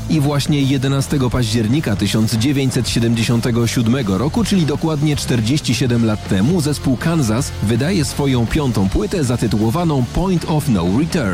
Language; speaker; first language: Polish; native; Polish